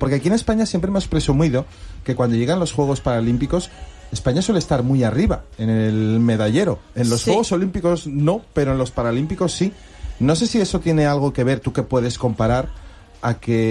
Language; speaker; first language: Spanish; native; Spanish